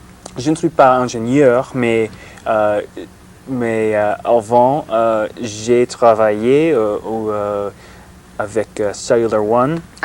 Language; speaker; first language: French; non-native, learner; English